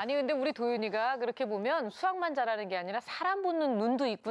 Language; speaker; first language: Korean; native; Korean